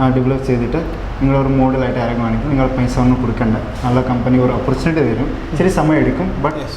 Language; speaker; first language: Malayalam; non-native, fluent; Nepali